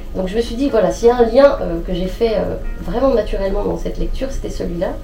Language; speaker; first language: French; native; French